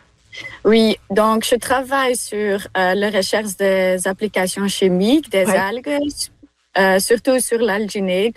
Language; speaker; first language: French; non-native, learner; Dutch